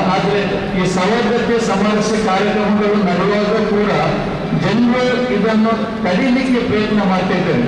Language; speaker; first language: Kannada; non-native, local second language; Konkani